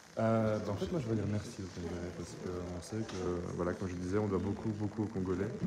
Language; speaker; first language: French; native; French